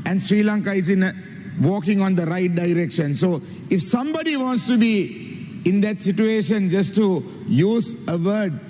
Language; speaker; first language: English; non-native, local second language; Sinhala